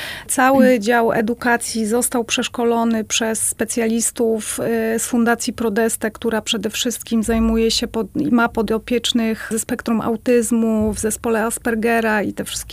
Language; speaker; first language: Polish; native; Polish